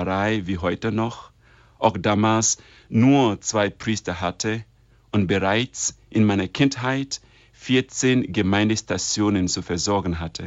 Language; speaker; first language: German; non-native, fluent; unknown